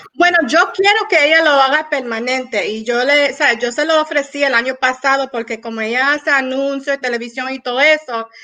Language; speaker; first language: Spanish; early bilingual, heritage; Spanish